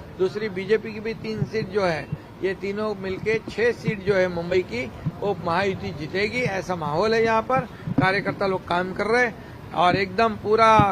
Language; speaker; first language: Hindi; non-native, local second language; Marathi